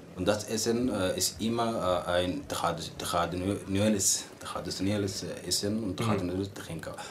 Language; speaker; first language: German; non-native, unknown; Arabic